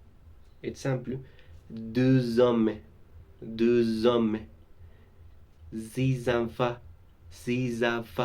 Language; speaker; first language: French; non-native, learner; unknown